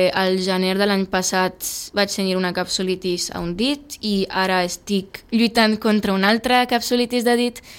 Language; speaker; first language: Catalan; early bilingual, other home language; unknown